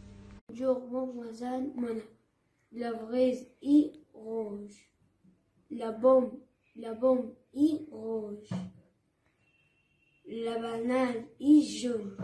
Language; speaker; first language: French; non-native, learner; Arabic